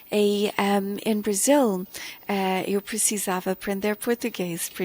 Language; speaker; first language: Portuguese; non-native, fluent; English